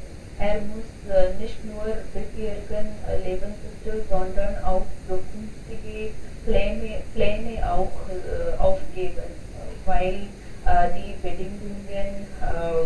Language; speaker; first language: German; non-native, learner; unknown